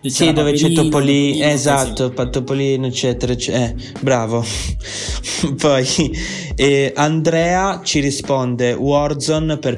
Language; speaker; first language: Italian; native; Italian